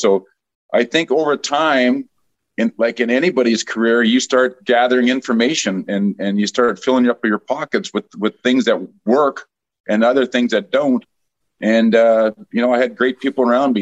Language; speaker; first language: English; native; English